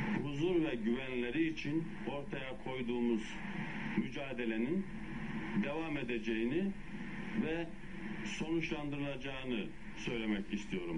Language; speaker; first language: Turkish; native; Turkish